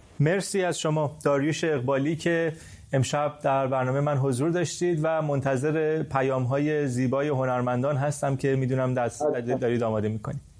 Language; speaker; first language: Persian; native; Persian